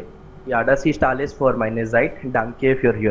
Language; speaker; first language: German; non-native, learner; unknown